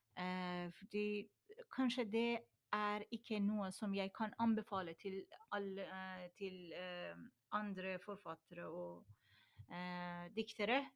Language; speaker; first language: Norwegian; non-native, learner; Persian